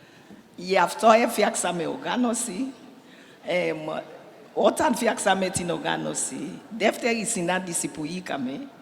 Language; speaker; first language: Greek; non-native, learner; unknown